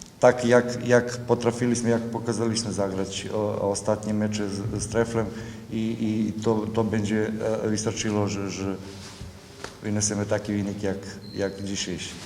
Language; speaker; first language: Polish; non-native, learner; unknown